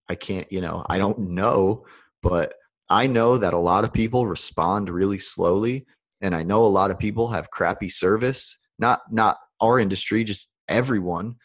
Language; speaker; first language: English; native; English